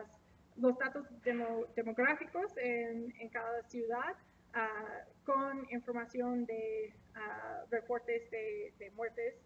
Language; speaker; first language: Spanish; non-native, fluent; English